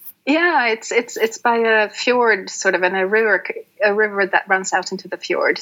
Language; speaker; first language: English; non-native, fluent; Norwegian